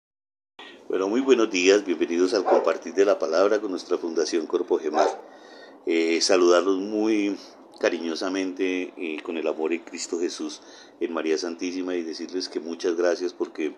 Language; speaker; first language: Spanish; native; Spanish